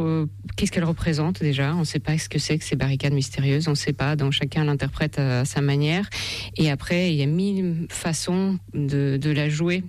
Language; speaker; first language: French; non-native, fluent; Russian